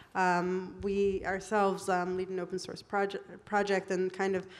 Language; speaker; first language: English; non-native, fluent; Hebrew